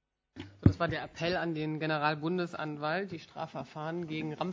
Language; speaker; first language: German; native; German